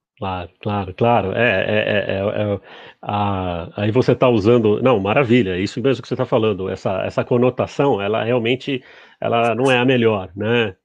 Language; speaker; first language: Portuguese; early bilingual, other home language; Spanish